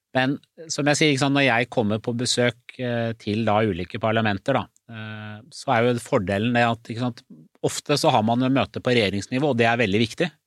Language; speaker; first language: Norwegian; early bilingual, other home language; Persian